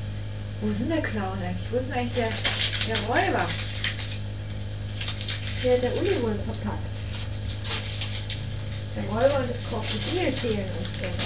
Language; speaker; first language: German; native; German